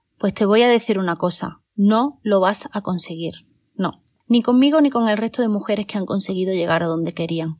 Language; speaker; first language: Spanish; native; Spanish